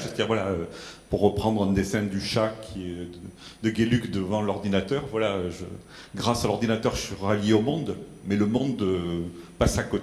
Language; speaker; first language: French; native; French